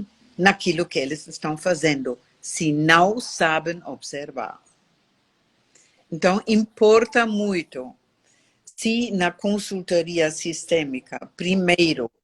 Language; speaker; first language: Portuguese; non-native, learner; German